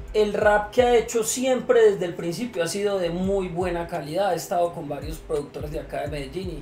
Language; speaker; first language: Spanish; native; Spanish